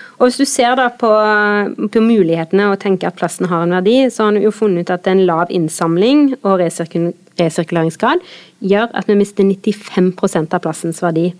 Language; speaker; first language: Norwegian; native; Norwegian